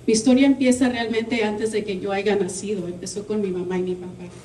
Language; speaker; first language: Spanish; early bilingual, heritage; Spanish